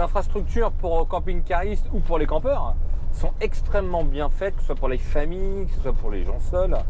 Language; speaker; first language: French; native; French